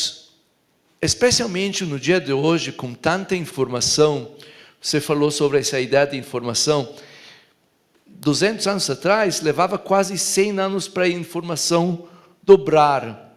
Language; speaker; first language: Portuguese; non-native, fluent; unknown